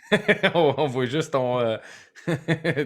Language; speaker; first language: French; native; French